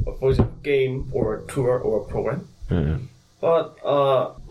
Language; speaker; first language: English; non-native, learner; Korean